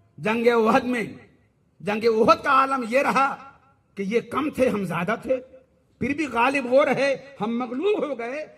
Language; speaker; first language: Urdu; native; Urdu